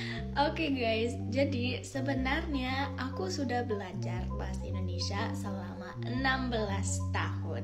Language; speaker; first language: Indonesian; non-native, fluent; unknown